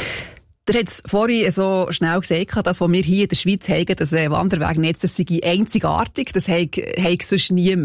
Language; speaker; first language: German; native; German